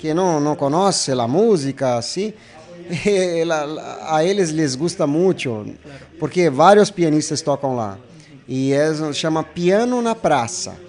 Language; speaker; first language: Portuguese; non-native, learner; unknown